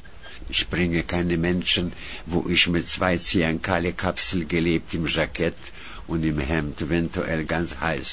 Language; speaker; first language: German; non-native, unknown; Russian